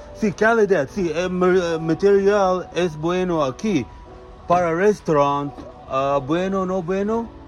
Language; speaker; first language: Spanish; non-native, learner; English